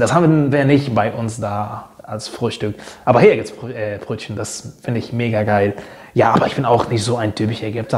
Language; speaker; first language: German; non-native, fluent; Arabic